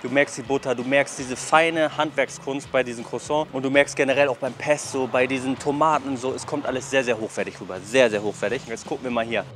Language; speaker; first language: German; native; German